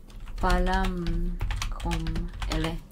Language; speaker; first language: Portuguese; non-native, learner; English